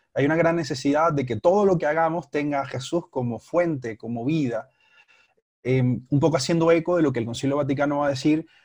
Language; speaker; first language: Spanish; native; Spanish